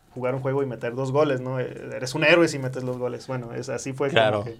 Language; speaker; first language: Spanish; early bilingual, heritage; Spanish